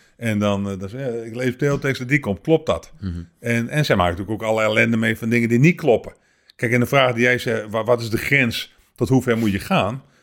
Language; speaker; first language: Dutch; native; Dutch